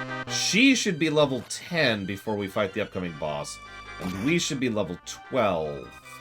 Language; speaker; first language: English; native; English